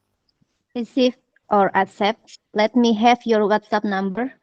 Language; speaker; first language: English; non-native, learner; Indonesian